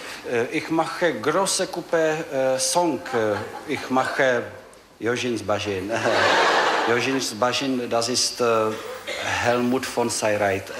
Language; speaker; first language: German; non-native, learner; Czech